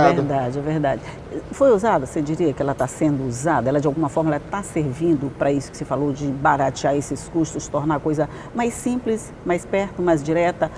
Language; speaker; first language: Portuguese; native; Portuguese